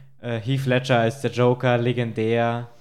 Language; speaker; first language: German; native; German